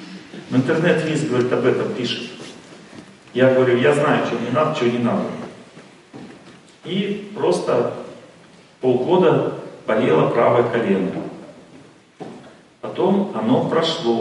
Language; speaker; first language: Russian; native; Russian